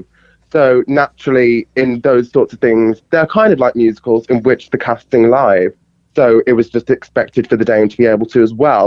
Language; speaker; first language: English; native; English